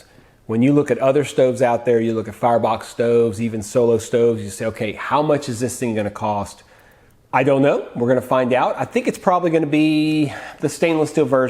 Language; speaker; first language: English; native; English